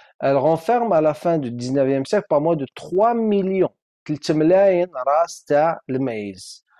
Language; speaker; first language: French; non-native, local second language; Arabic